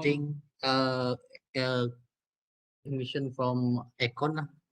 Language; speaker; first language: English; non-native, local second language; Malay